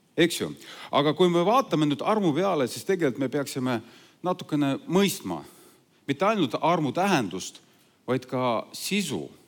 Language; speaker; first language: Estonian; non-native, local second language; Russian